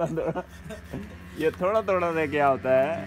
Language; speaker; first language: Hindi; non-native, local second language; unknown